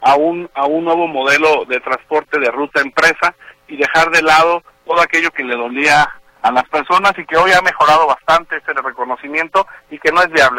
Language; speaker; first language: Spanish; native; Spanish